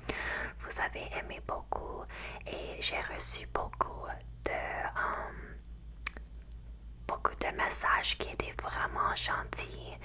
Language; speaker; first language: French; non-native, learner; English